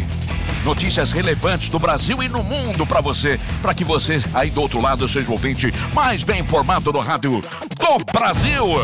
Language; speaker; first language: Portuguese; native; Portuguese